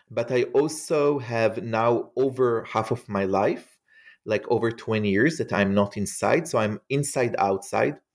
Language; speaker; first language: English; non-native, fluent; Hebrew